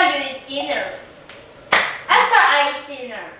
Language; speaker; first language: English; non-native, learner; Korean